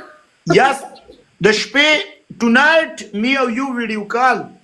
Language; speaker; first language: English; non-native, learner; Pashto